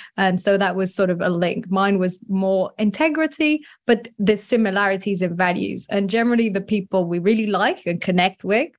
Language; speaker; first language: English; non-native, fluent; French